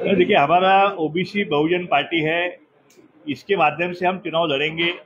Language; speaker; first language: Hindi; non-native, local second language; Marathi